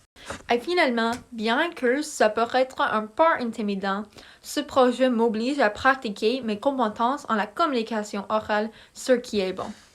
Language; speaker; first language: French; non-native, learner; English